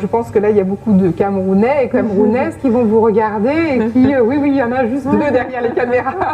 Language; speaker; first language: French; native; French